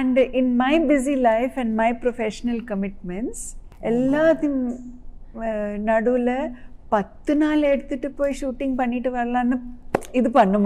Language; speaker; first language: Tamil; non-native, local second language; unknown